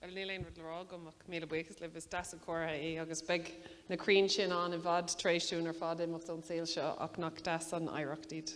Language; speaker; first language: Irish; non-native, local second language; English